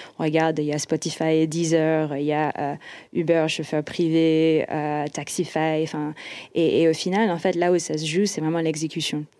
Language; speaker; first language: French; non-native, fluent; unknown